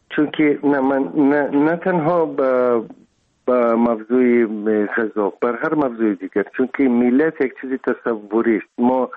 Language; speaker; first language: Persian; non-native, local second language; Russian